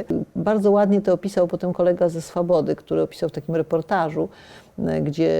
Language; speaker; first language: Polish; native; Polish